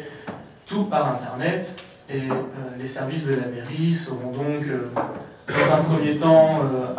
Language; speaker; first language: French; native; French